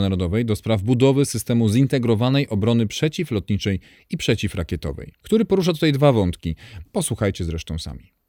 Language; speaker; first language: Polish; native; Polish